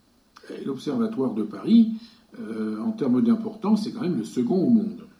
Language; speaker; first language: French; native; French